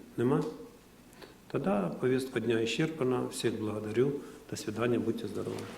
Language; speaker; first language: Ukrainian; non-native, local second language; Russian